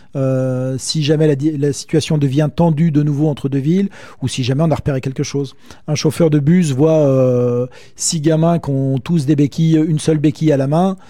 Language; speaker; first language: French; native; French